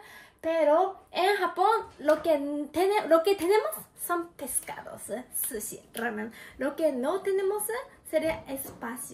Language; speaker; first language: Spanish; non-native, learner; Japanese